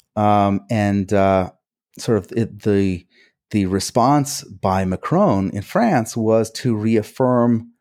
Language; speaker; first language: English; early bilingual, other home language; Hungarian